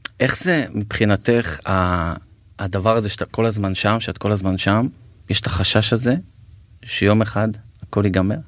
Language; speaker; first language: Hebrew; native; Hebrew